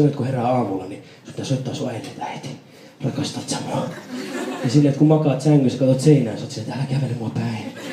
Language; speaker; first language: Finnish; early bilingual, other home language; Persian